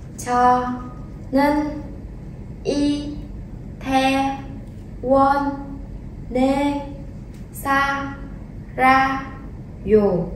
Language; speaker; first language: Korean; non-native, fluent; Vietnamese